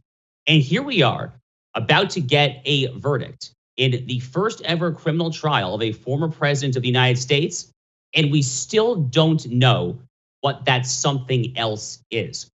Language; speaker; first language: English; native; English